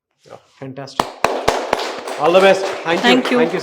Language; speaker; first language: Telugu; native; Telugu